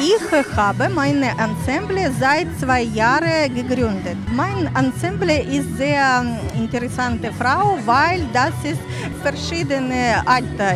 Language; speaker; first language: German; non-native, learner; Ukrainian